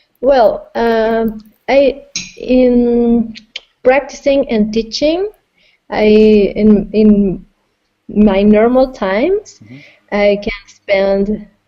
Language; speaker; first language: English; non-native, fluent; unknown